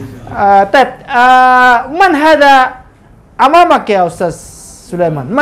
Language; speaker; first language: Arabic; non-native, fluent; Indonesian